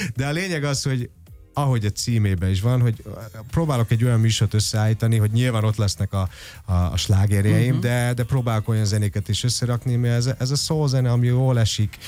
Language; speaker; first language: Hungarian; early bilingual, heritage; Hungarian